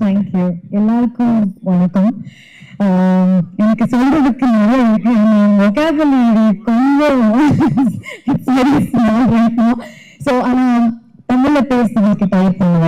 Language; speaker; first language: Tamil; non-native, learner; English